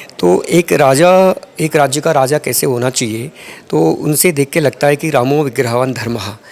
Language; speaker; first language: Hindi; non-native, local second language; Telugu